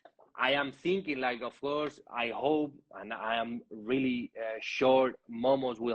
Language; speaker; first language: English; non-native, learner; Spanish